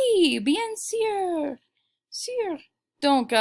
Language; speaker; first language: French; non-native, fluent; English